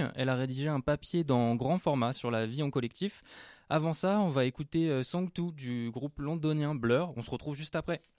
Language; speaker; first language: French; native; French